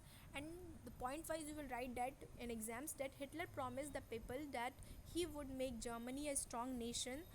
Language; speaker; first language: English; non-native, local second language; Hindi